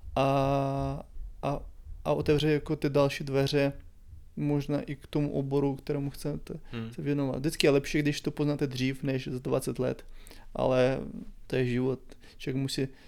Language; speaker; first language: Czech; non-native, fluent; Ukrainian